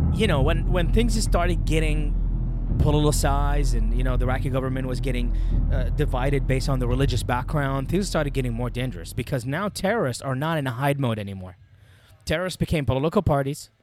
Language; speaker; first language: English; non-native, fluent; Arabic